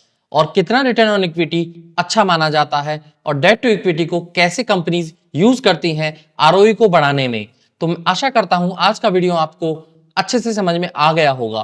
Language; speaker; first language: Hindi; native; Hindi